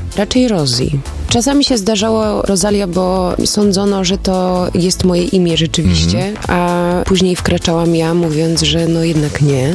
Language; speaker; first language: Polish; early bilingual, heritage; Polish